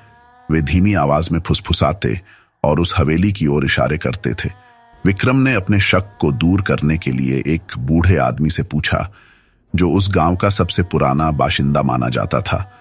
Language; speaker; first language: Hindi; native; Hindi